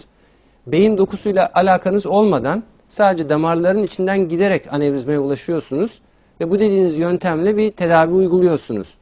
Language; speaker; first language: Turkish; native; Turkish